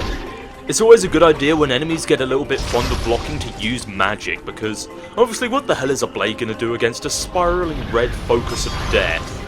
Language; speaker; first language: English; native; English